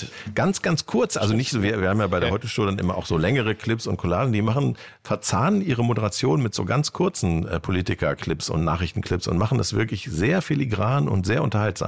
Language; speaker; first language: German; native; German